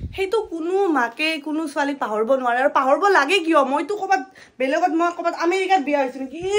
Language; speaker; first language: Assamese; native; Assamese